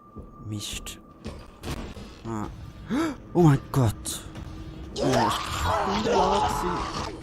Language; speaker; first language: German; native; German